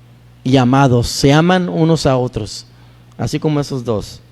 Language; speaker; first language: Spanish; native; Spanish